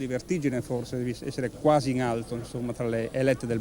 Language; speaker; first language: Italian; native; Italian